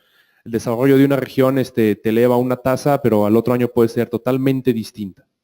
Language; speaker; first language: Spanish; native; Spanish